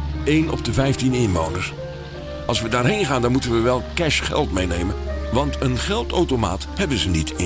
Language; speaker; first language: Dutch; native; Dutch